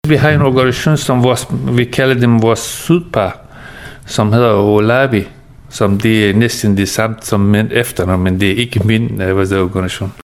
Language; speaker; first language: Danish; early bilingual, other home language; Persian